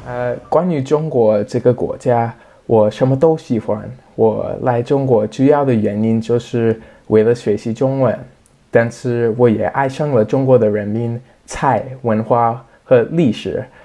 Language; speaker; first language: Chinese; non-native, fluent; English